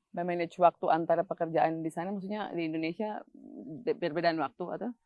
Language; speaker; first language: Indonesian; native; Indonesian